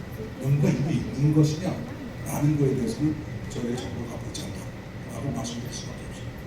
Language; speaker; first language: Korean; native; Korean